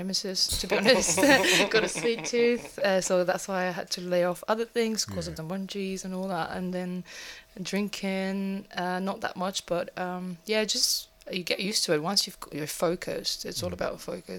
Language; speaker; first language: English; non-native, fluent; Bulgarian